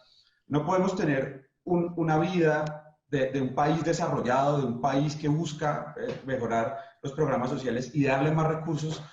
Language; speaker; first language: Spanish; native; Spanish